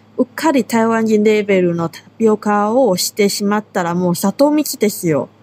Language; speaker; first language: Japanese; non-native, fluent; Chinese